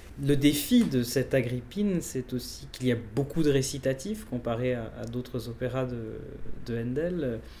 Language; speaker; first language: French; native; French